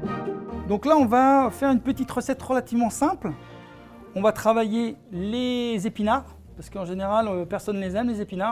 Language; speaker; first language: French; native; French